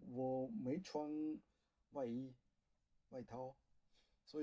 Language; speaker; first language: Chinese; non-native, learner; Japanese